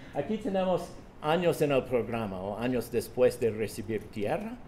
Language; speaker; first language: Spanish; non-native, fluent; English